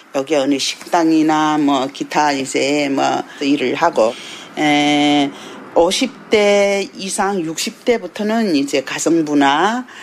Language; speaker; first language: Korean; early bilingual, heritage; Korean